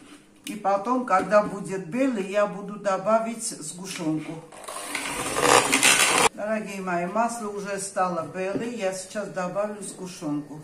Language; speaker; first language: Russian; non-native, local second language; Armenian